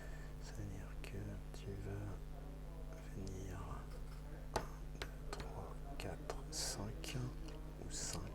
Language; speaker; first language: French; native; French